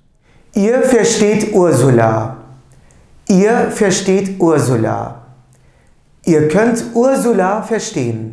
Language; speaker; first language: German; non-native, fluent; Turkish